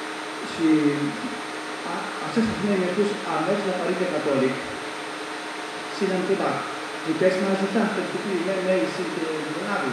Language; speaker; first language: Romanian; non-native, learner; Greek